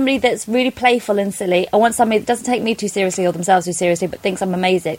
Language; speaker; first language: English; non-native, local second language; Polish